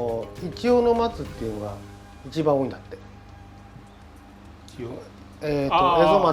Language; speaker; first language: Japanese; native; Japanese